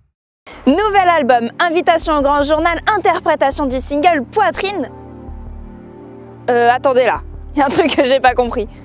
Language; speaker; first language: French; native; French